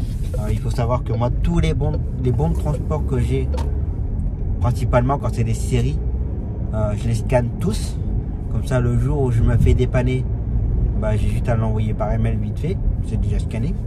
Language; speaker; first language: French; native; French